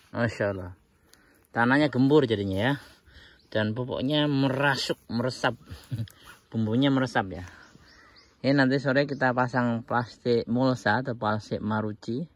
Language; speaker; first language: Indonesian; native; Indonesian